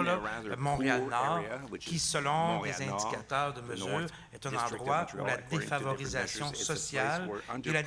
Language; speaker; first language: French; native; French